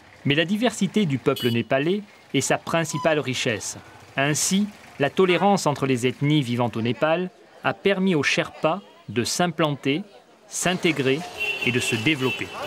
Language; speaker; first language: French; native; French